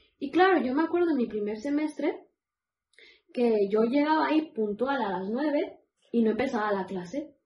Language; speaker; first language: Spanish; native; Spanish